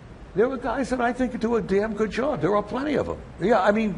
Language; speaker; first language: English; native; English